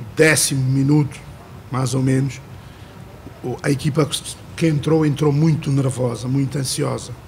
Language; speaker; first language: Portuguese; non-native, local second language; Kabuverdianu